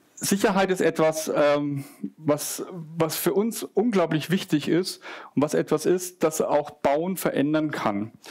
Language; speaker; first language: German; native; German